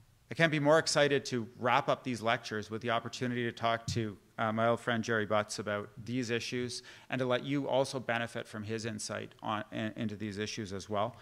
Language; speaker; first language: English; native; English